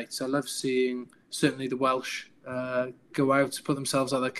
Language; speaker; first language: English; native; English